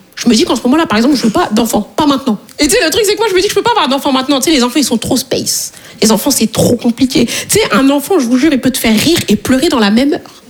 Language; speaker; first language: French; native; French